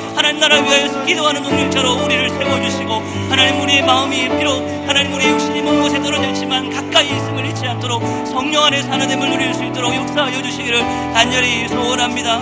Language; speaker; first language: Korean; native; Korean